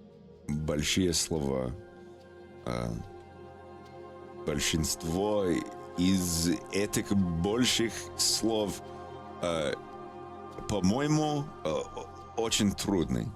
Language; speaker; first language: Russian; non-native, learner; English